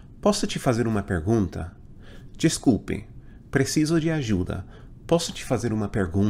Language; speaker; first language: Portuguese; non-native, fluent; English